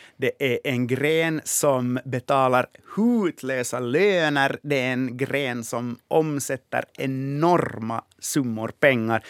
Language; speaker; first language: Swedish; native; Swedish